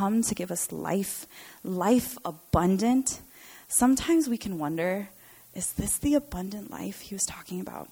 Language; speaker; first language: English; native; English